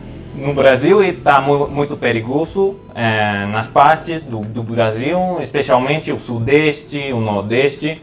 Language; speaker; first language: Portuguese; non-native, learner; English